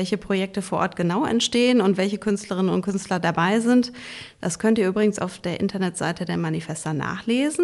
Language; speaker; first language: German; native; German